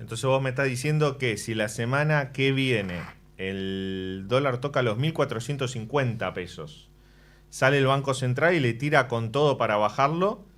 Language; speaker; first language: Spanish; native; Spanish